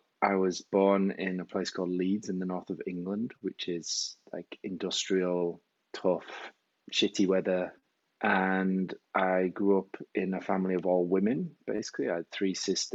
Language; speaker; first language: English; native; English